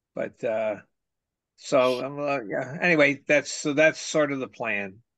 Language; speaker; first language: English; native; English